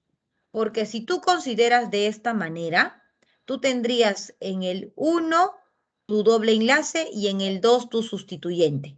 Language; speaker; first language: Spanish; native; Spanish